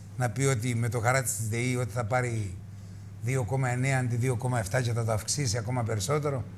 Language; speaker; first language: Greek; native; Greek